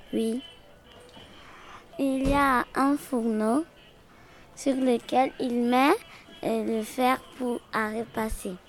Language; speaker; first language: French; non-native, local second language; Bambara